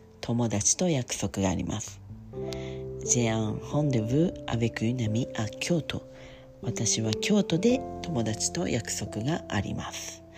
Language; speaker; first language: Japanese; non-native, learner; French